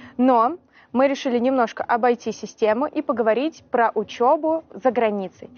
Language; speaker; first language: Russian; native; Russian